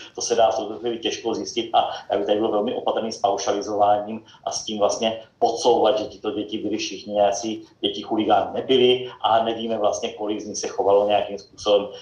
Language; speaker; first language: Czech; native; Czech